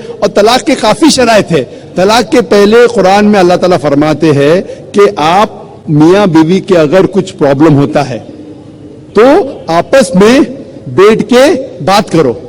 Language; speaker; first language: Urdu; non-native, local second language; Konkani